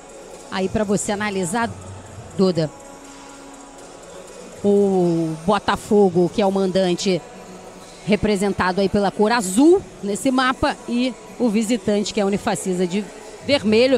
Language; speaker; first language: Portuguese; native; Portuguese